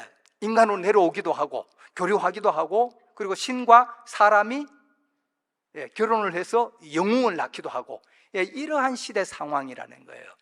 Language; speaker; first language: Korean; native; Korean